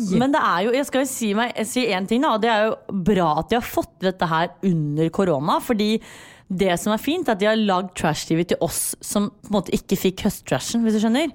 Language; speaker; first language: Norwegian; early bilingual, other home language; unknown